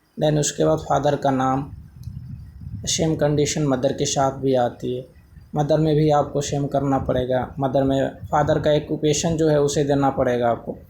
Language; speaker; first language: Hindi; native; Hindi